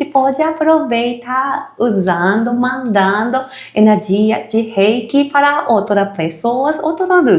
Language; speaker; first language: Portuguese; non-native, fluent; Japanese